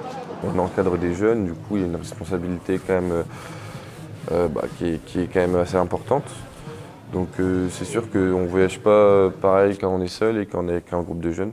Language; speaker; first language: French; native; French